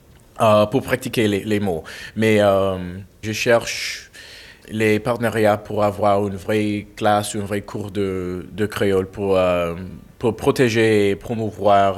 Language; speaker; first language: French; non-native, fluent; English